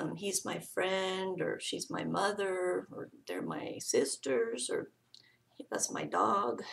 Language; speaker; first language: English; native; English